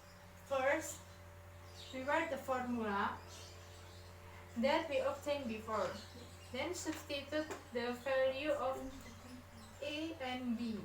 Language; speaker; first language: English; non-native, learner; Indonesian